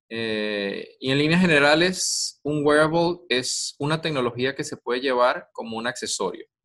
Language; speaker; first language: Spanish; native; Spanish